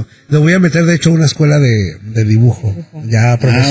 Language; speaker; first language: Spanish; native; Spanish